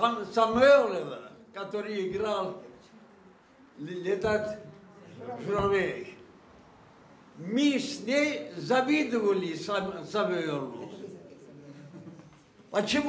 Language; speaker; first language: Russian; non-native, local second language; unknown